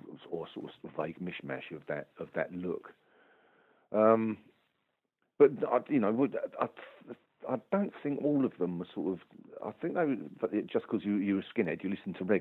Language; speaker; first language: English; native; English